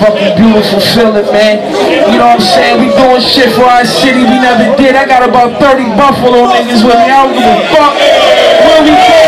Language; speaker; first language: English; native; English